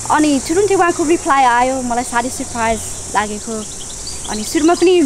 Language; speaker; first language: Nepali; non-native, fluent; English